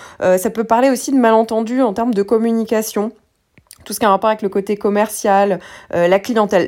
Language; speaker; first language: French; native; French